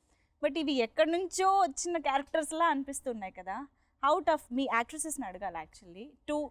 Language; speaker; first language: Telugu; native; Telugu